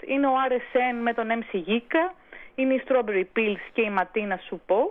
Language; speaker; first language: Greek; native; Greek